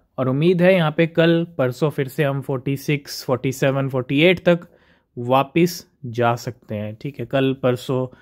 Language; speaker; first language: Hindi; native; Hindi